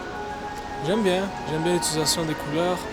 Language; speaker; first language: French; non-native, local second language; Arabic